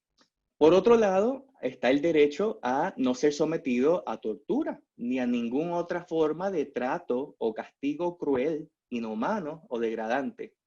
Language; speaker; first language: Spanish; native; Spanish